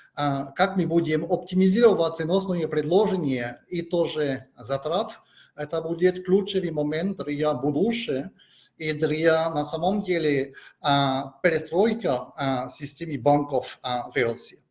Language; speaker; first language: Russian; non-native, fluent; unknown